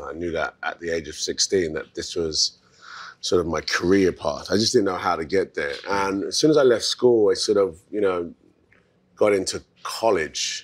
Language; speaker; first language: English; native; English